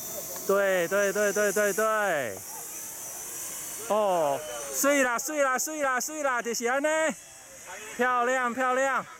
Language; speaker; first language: Chinese; native; Chinese